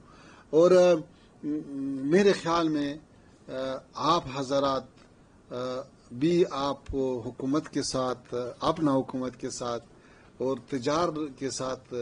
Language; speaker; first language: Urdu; non-native, fluent; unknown